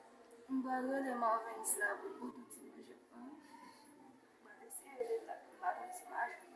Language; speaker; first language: French; non-native, learner; Haitian Creole